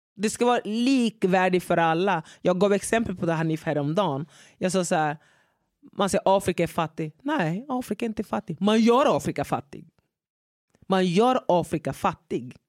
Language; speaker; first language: Swedish; non-native, fluent; French